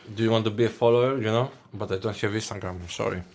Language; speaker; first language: English; non-native, fluent; Greek